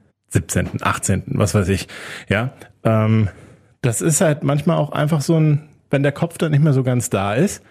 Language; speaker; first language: German; native; German